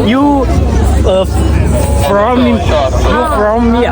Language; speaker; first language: English; non-native, learner; Chinese